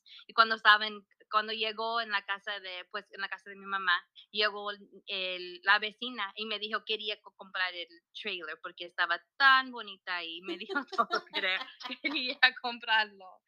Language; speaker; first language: Spanish; early bilingual, heritage; Spanish